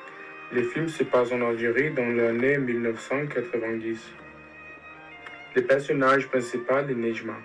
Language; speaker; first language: French; non-native, learner; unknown